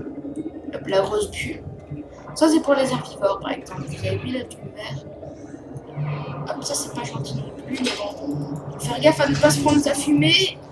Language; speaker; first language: French; native; French